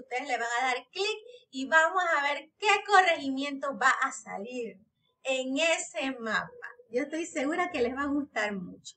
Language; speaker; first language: Spanish; native; Spanish